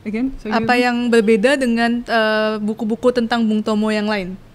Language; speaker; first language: Indonesian; native; Indonesian